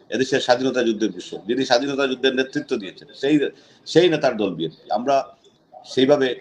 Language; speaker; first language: Bangla; native; Bangla